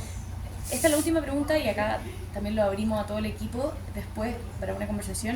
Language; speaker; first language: Spanish; native; Spanish